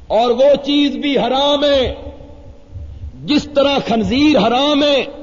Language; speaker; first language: Urdu; non-native, local second language; Punjabi